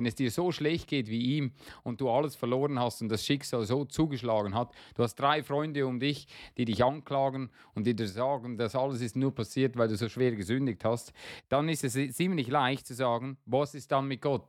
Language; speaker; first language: German; non-native, fluent; English